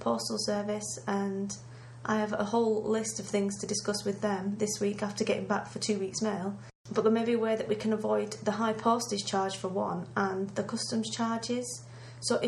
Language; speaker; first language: English; native; English